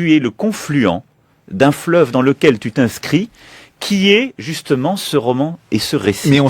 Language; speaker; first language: French; native; French